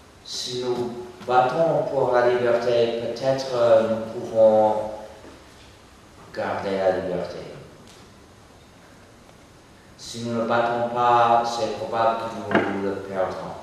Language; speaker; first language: French; non-native, fluent; English